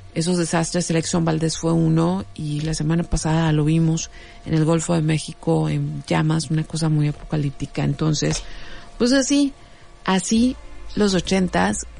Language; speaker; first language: Spanish; native; Spanish